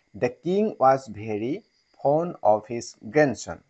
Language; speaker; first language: English; non-native, local second language; Assamese